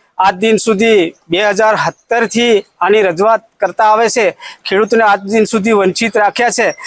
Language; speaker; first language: Gujarati; non-native, local second language; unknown